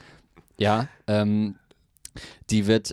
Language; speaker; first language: German; native; German